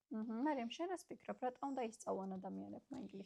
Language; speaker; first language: Georgian; native; Georgian